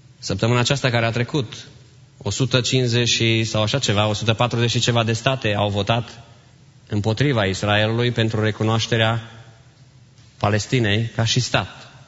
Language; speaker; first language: Romanian; native; Romanian